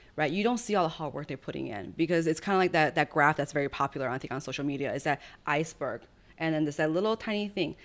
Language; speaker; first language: English; early bilingual, other home language; Chinese